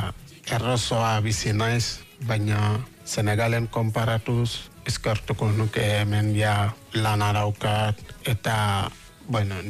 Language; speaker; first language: Basque; non-native, fluent; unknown